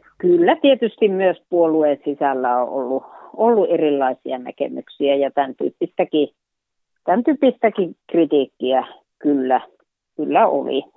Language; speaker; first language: Finnish; native; Finnish